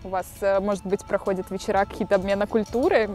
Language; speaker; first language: Russian; native; Russian